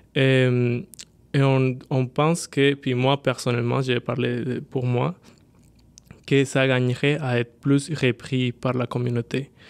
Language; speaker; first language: French; non-native, fluent; Spanish